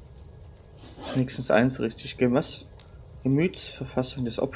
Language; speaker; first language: German; native; German